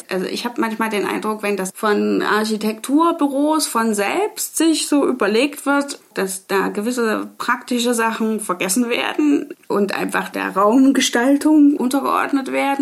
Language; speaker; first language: German; native; German